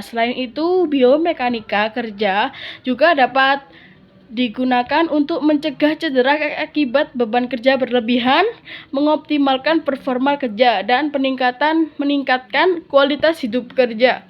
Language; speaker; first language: Indonesian; native; Indonesian